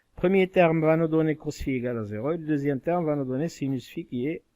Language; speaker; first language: French; non-native, local second language; Arabic